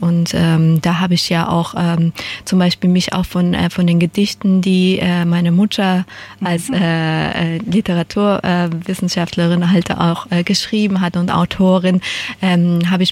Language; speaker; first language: German; non-native, fluent; Persian